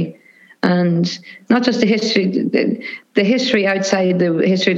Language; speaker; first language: English; native; English